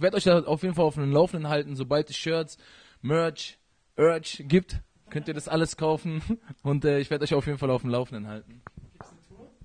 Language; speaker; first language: German; early bilingual, other home language; Persian